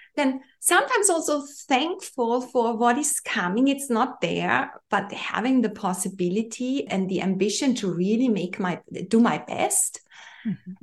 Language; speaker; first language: English; non-native, fluent; German